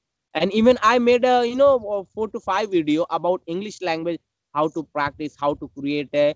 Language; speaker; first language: English; non-native, learner; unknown